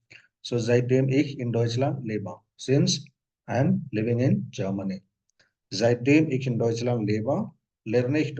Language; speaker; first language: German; non-native, fluent; Hindi